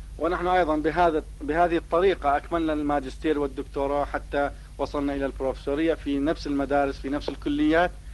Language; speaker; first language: Arabic; non-native, fluent; Turkish